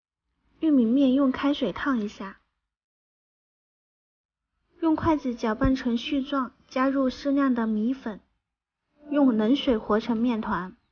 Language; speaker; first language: Chinese; native; Chinese